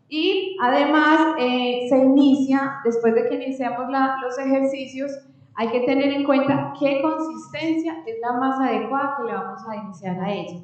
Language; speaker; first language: Spanish; native; Spanish